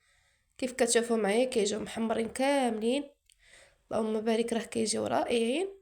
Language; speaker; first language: Arabic; native; Arabic